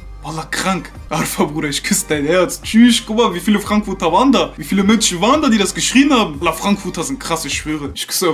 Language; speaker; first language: German; native; German